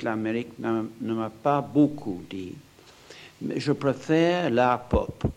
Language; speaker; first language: French; non-native, fluent; English